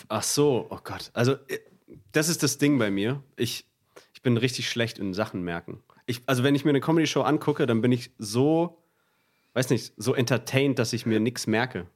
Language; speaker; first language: German; native; German